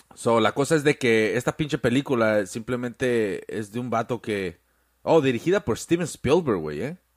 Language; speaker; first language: Spanish; early bilingual, heritage; Spanish